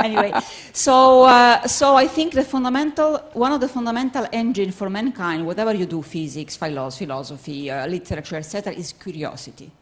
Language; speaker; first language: English; non-native, fluent; Italian